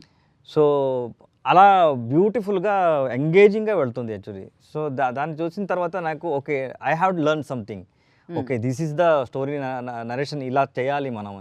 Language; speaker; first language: Telugu; non-native, learner; Kannada